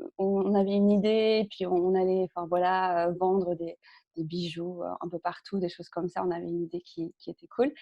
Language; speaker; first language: French; early bilingual, other home language; Spanish